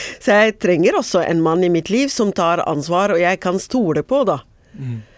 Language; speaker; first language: Norwegian; non-native, fluent; Arabic